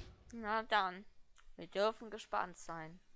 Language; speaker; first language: German; native; German